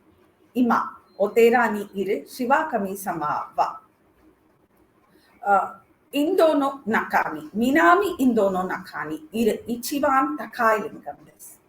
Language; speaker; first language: Japanese; non-native, learner; Tamil